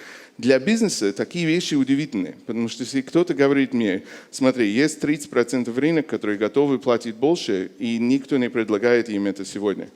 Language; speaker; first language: Russian; non-native, fluent; English